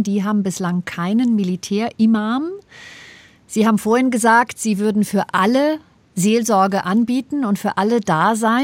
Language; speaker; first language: German; native; German